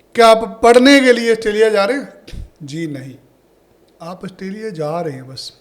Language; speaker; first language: Hindi; non-native, local second language; Punjabi